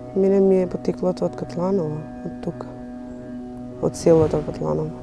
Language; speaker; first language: Macedonian; non-native, local second language; Romany